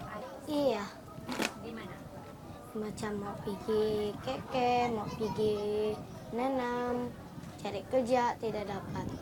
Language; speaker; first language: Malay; early bilingual, other home language; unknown